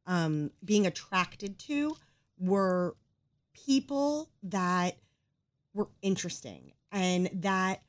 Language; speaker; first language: English; native; English